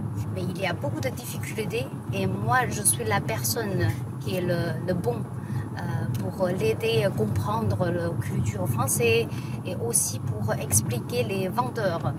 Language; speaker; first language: French; non-native, fluent; Chinese